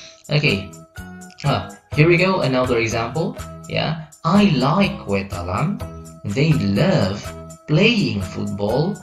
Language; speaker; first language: English; non-native, fluent; Indonesian